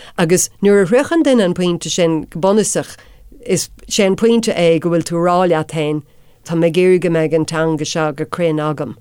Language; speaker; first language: Irish; non-native, local second language; English